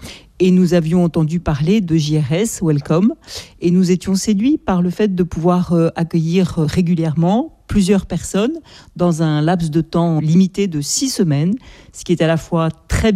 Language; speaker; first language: French; native; French